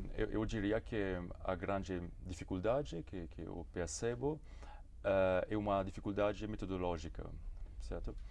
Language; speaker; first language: Portuguese; non-native, fluent; Morisyen